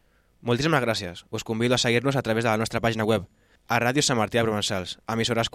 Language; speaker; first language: Catalan; native; Catalan